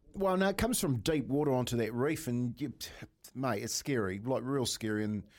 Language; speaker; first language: English; native; English